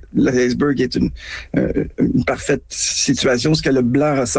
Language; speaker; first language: French; native; French